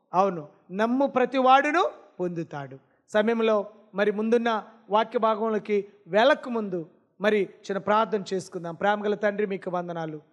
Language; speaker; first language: Telugu; non-native, local second language; Lambadi